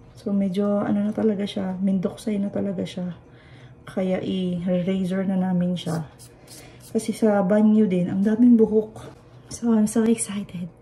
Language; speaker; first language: Filipino; native; Filipino